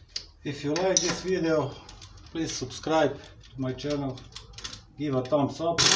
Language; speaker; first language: English; non-native, learner; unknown